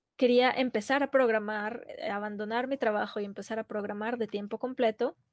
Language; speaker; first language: Spanish; non-native, fluent; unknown